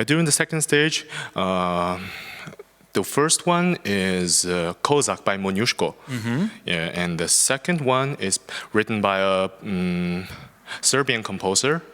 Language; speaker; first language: English; non-native, fluent; Chinese